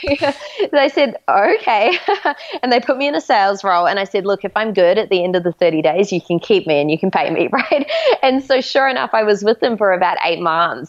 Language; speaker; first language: English; native; English